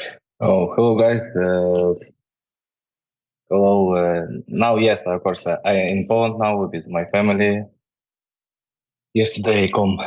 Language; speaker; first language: English; non-native, learner; Ukrainian